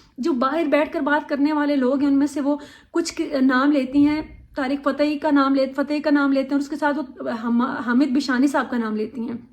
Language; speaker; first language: Urdu; native; Urdu